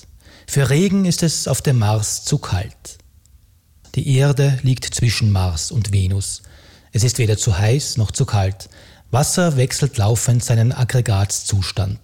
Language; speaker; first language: German; native; German